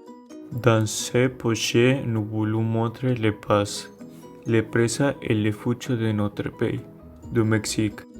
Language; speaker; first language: French; non-native, learner; Spanish